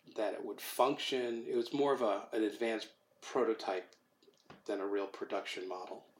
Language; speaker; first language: English; native; English